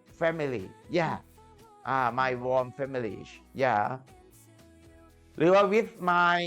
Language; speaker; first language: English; non-native, fluent; Thai